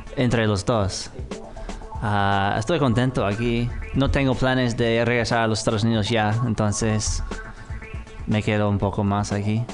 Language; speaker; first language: Spanish; non-native, fluent; English